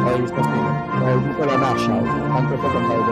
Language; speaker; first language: French; native; French